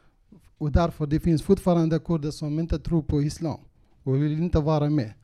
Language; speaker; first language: Swedish; non-native, local second language; Kurdish